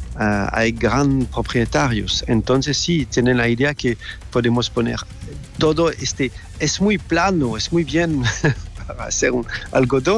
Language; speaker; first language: Spanish; non-native, fluent; French